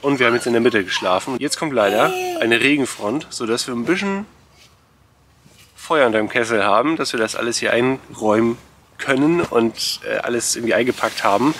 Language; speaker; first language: German; native; German